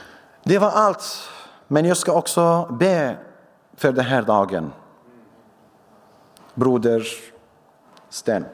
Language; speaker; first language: Swedish; non-native, fluent; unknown